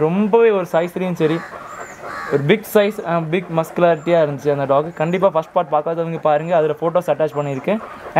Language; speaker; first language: Tamil; native; Tamil